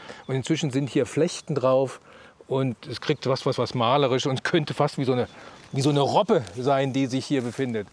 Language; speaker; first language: German; native; German